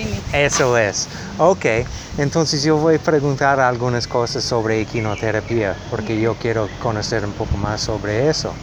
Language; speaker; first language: Spanish; non-native, learner; English